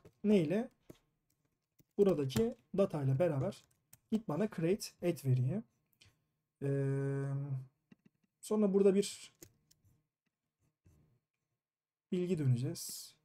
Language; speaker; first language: Turkish; native; Turkish